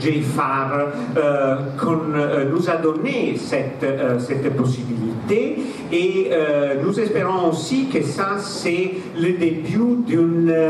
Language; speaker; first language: French; non-native, fluent; Italian